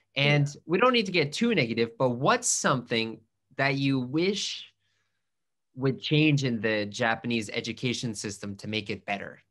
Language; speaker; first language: English; native; English